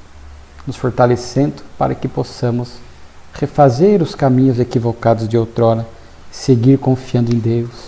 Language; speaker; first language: Portuguese; native; Portuguese